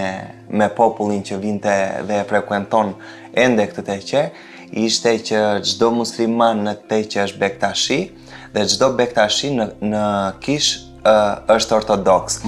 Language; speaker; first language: Albanian; native; Albanian